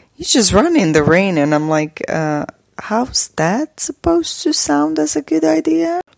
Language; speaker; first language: English; non-native, fluent; Slovak